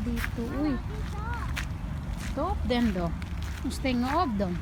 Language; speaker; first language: Swedish; non-native, fluent; Filipino